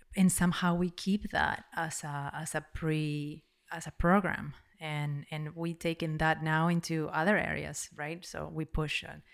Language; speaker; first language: English; non-native, fluent; Spanish